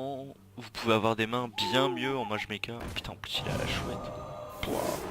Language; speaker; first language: French; native; French